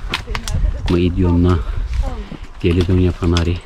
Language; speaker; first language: Russian; non-native, learner; Turkish